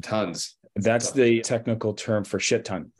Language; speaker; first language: English; native; English